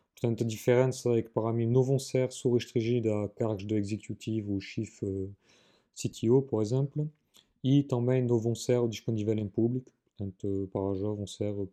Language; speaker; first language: Portuguese; non-native, fluent; French